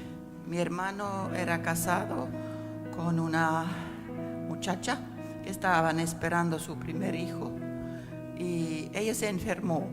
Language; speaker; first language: Spanish; non-native, fluent; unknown